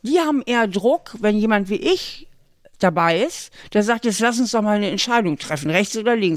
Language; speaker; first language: German; native; German